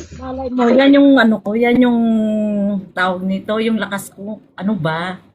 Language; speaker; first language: Filipino; non-native, local second language; Hiligaynon